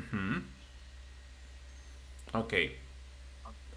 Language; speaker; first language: English; non-native, fluent; Spanish